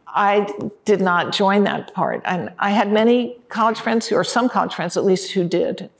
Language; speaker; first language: English; native; English